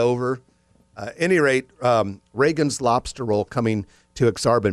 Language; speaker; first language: English; native; English